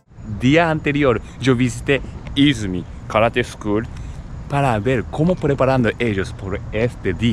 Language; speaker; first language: Spanish; non-native, learner; Japanese